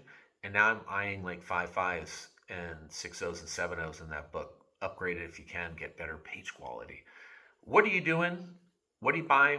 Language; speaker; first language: English; native; English